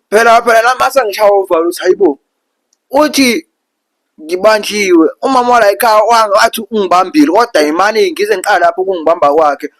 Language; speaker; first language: Zulu; non-native, local second language; Xhosa